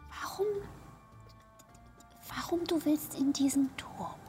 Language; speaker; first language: German; non-native, learner; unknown